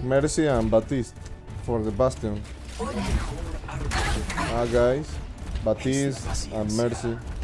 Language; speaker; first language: English; non-native, learner; Spanish